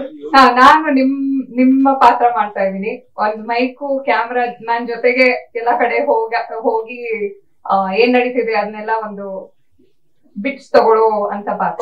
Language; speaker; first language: Kannada; native; Kannada